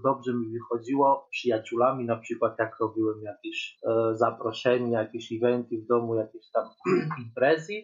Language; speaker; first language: Polish; non-native, fluent; Georgian